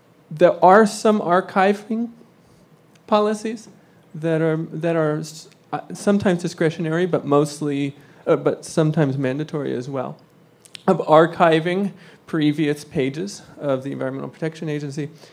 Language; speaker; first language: English; native; English